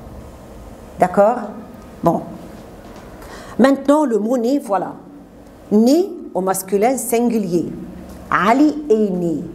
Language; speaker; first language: French; non-native, fluent; Arabic